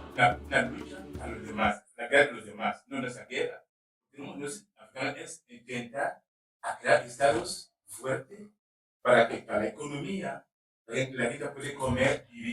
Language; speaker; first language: Spanish; non-native, learner; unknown